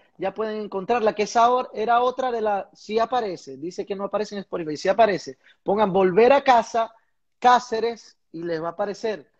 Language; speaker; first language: Spanish; native; Spanish